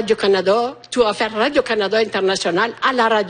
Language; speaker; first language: French; native; French